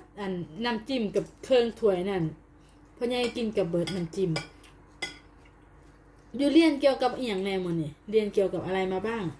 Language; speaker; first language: Thai; native; Thai